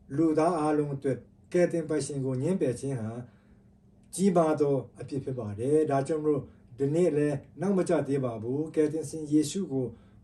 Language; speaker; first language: Burmese; non-native, local second language; Tedim Chin